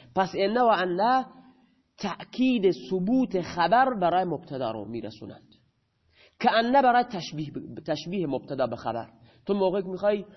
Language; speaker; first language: Persian; non-native, local second language; Baluchi